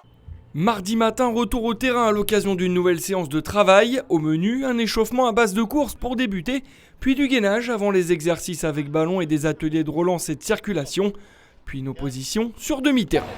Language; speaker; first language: French; native; French